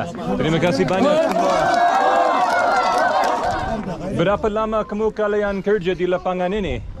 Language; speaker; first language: Indonesian; non-native, learner; English